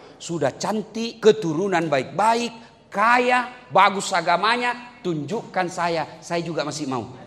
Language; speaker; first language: Indonesian; non-native, local second language; Buginese